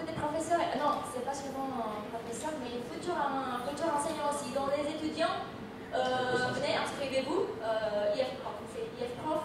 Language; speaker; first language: French; non-native, fluent; Indonesian